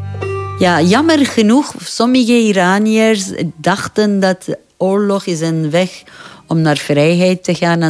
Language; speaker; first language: Dutch; non-native, fluent; Persian